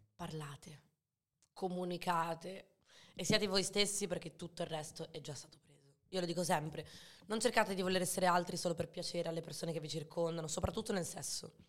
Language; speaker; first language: Italian; early bilingual, other home language; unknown